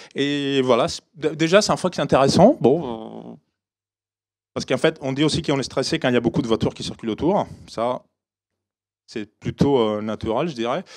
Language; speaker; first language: French; non-native, fluent; Italian